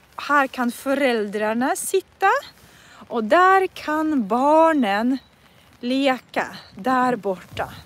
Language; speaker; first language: Swedish; non-native, fluent; Russian